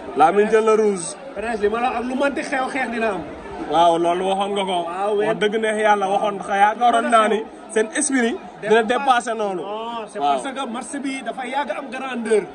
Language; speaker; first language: Wolof; native; Wolof